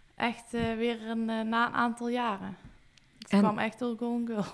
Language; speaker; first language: Dutch; native; Dutch